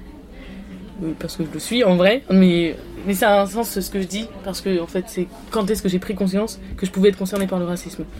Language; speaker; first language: French; native; French